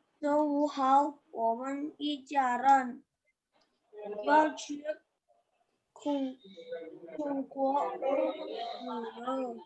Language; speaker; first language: Chinese; non-native, learner; Indonesian